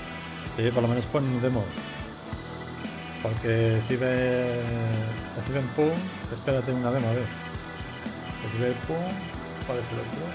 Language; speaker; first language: Spanish; native; Spanish